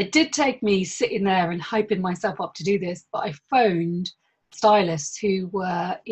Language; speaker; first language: English; native; English